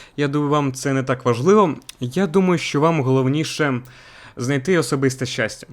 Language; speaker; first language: Ukrainian; non-native, local second language; Russian